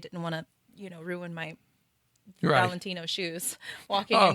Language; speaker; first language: English; native; English